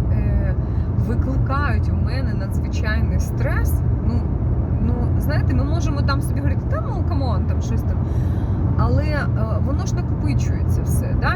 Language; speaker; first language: Ukrainian; non-native, local second language; Russian